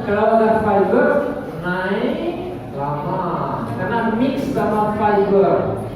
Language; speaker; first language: Indonesian; non-native, learner; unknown